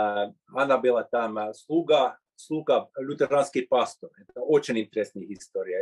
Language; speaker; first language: Russian; non-native, fluent; Finnish